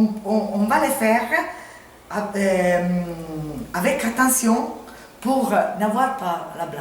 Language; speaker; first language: French; non-native, fluent; Italian